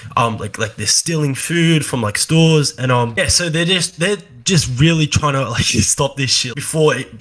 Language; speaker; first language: English; native; English